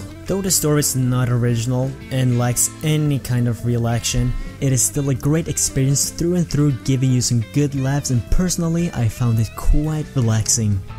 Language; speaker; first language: English; native; English